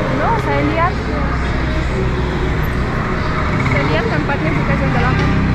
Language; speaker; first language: Indonesian; non-native, fluent; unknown